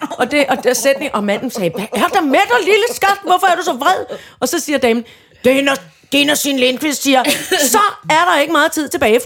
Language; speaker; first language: Danish; native; Danish